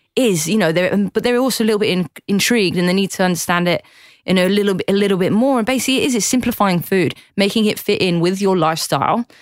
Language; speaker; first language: English; native; English